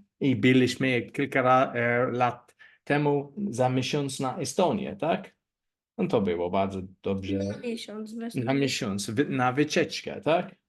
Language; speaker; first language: Polish; non-native, learner; English